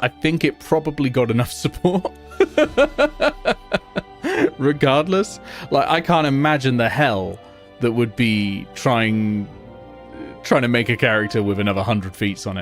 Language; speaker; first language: English; native; English